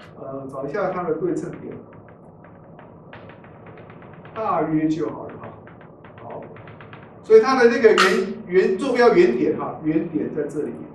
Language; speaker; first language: Chinese; native; Chinese